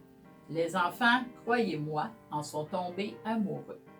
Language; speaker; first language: French; native; French